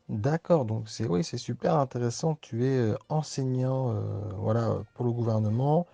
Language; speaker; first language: French; native; French